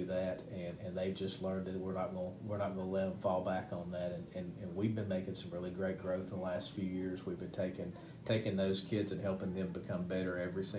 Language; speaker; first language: English; native; English